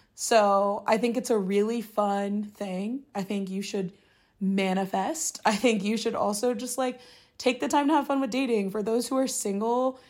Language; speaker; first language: English; native; English